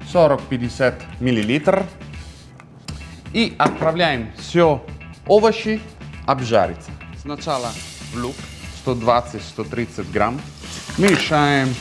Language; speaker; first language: Russian; non-native, fluent; Italian